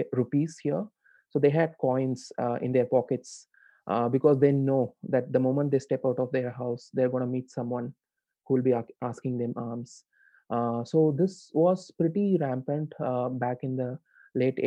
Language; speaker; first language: English; non-native, local second language; Tamil